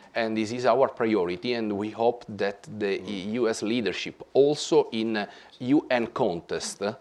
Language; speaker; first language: English; non-native, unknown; Italian